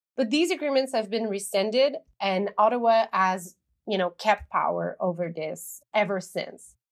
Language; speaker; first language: English; native; English